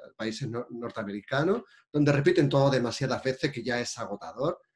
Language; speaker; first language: Spanish; native; Spanish